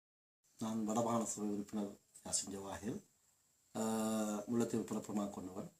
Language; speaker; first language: Tamil; native; Tamil